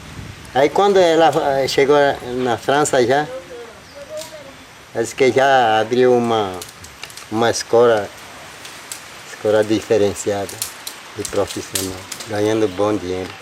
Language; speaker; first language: Portuguese; non-native, local second language; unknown